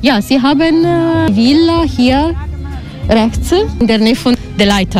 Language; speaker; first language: German; non-native, learner; Italian